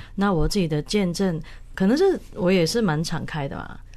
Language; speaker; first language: Chinese; non-native, fluent; Cantonese